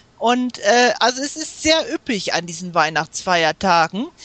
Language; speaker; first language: German; native; German